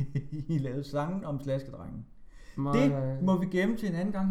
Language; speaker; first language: Danish; native; Danish